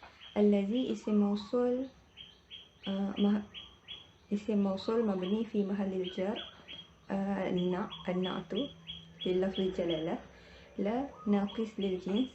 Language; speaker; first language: Arabic; non-native, learner; Malay